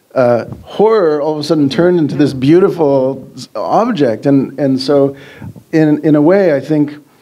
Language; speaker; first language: English; native; English